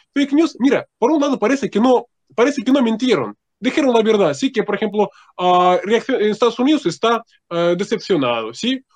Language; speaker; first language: Spanish; non-native, fluent; Russian